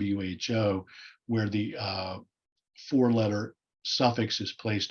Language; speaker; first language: English; native; English